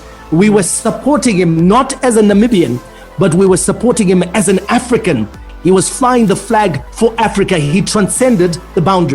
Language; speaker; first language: English; native; English